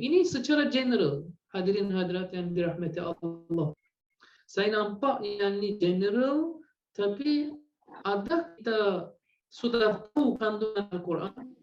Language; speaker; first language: Malay; non-native, fluent; Turkish